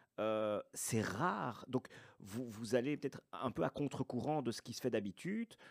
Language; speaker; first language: French; native; French